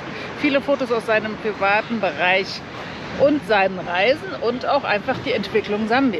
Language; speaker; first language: German; native; German